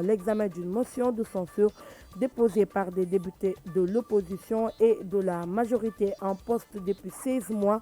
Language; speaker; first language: French; non-native, local second language; Wolof